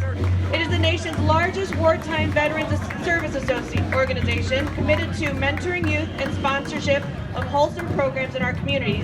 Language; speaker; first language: English; native; English